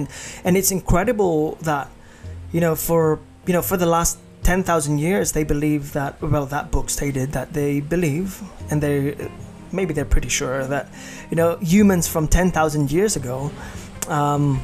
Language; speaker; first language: English; non-native, local second language; Hiligaynon